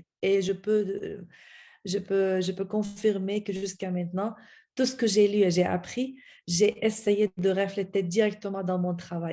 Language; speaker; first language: French; non-native, fluent; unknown